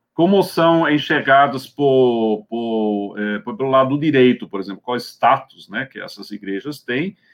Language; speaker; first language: Portuguese; non-native, fluent; Swiss German